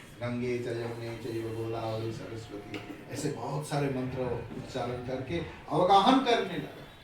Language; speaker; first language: Hindi; non-native, local second language; Bangla